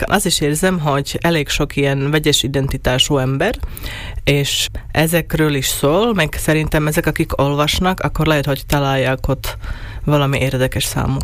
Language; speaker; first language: Hungarian; non-native, local second language; Slovak